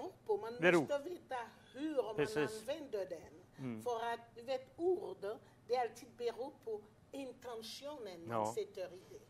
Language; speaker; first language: Swedish; non-native, fluent; French